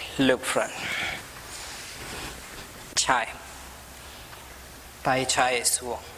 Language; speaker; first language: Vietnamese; non-native, learner; Hindi